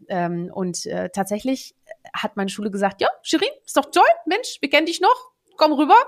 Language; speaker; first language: German; early bilingual, other home language; Dutch